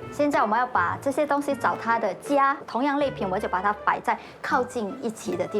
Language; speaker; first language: Chinese; native; Chinese